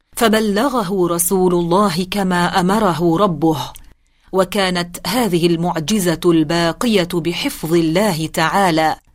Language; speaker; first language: Arabic; native; Arabic